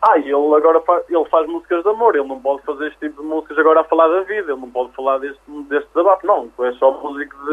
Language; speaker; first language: Portuguese; early bilingual, other home language; French